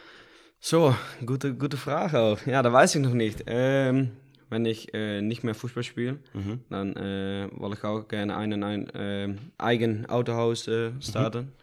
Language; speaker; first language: German; non-native, learner; Dutch